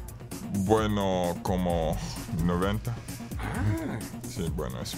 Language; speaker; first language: Spanish; non-native, fluent; Bambara